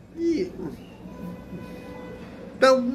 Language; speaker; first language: Portuguese; native; Portuguese